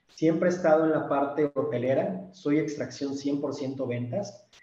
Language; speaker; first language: Spanish; native; Spanish